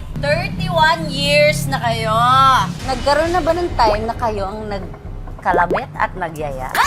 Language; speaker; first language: Filipino; native; Filipino